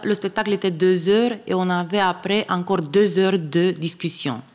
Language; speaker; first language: French; non-native, fluent; Romanian